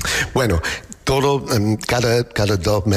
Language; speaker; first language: Spanish; non-native, learner; English